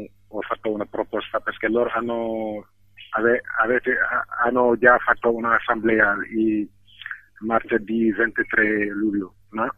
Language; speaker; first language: Italian; non-native, fluent; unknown